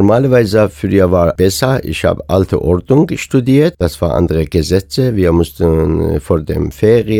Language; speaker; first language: German; non-native, fluent; Persian